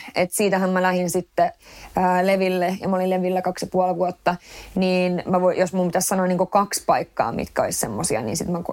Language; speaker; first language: Finnish; early bilingual, heritage; Finnish